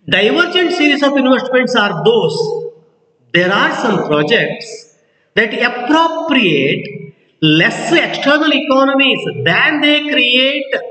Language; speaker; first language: English; non-native, local second language; Kannada